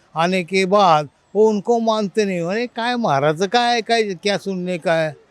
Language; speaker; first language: Hindi; non-native, local second language; Marathi